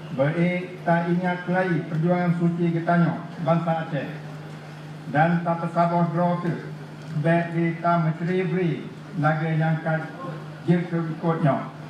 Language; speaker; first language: Malay; non-native, local second language; Achinese